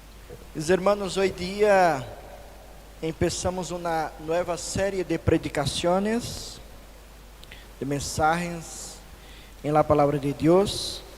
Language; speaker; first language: Spanish; non-native, fluent; Portuguese